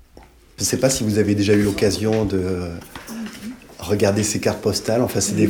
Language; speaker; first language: French; native; French